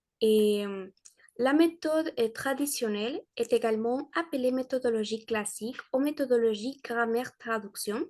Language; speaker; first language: French; non-native, learner; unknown